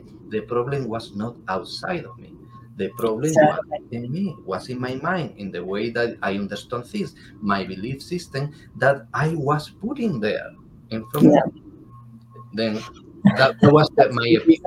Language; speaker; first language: English; non-native, fluent; Spanish